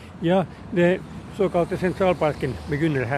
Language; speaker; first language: Norwegian; non-native, fluent; Finnish